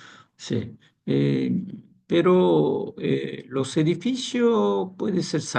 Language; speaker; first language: Spanish; non-native, fluent; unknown